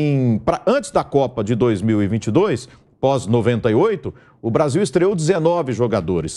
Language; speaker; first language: Portuguese; native; Portuguese